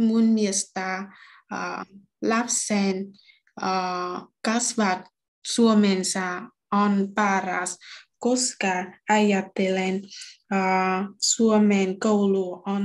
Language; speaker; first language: Finnish; non-native, learner; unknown